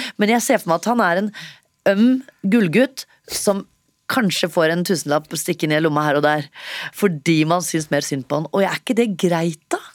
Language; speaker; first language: Norwegian; native; Norwegian